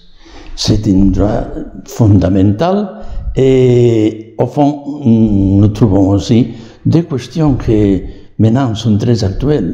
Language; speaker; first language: French; non-native, learner; Catalan